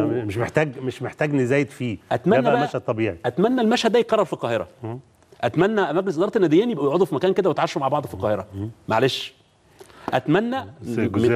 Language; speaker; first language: Arabic; native; Arabic